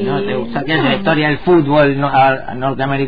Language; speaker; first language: Spanish; native; Spanish